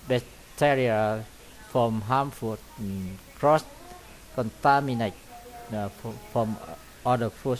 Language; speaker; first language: English; non-native, learner; Vietnamese